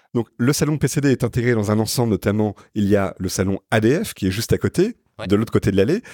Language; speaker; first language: French; native; French